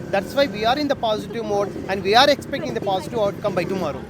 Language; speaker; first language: English; non-native, local second language; Telugu